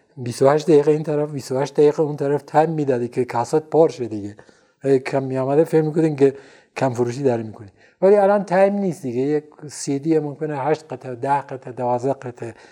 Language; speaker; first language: Persian; non-native, local second language; Central Kurdish